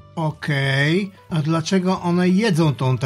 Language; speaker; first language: Polish; native; Polish